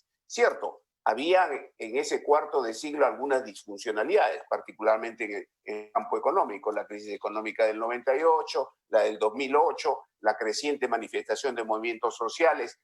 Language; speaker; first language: Spanish; native; Spanish